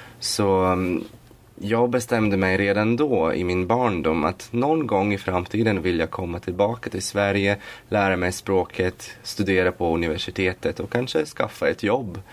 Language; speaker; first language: Swedish; non-native, fluent; Latvian